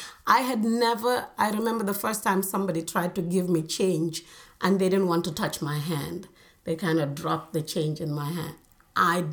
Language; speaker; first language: English; non-native, local second language; Wolof